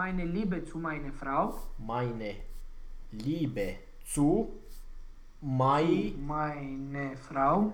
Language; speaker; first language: German; non-native, learner; Romanian